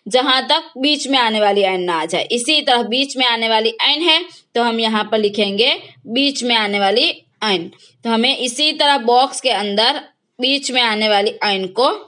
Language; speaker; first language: Hindi; non-native, local second language; Gujarati